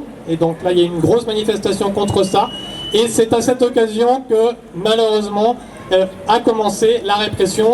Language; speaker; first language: French; native; French